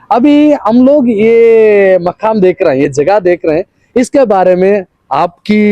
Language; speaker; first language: Hindi; non-native, local second language; Malayalam